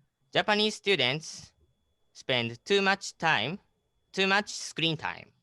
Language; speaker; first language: English; non-native, learner; Japanese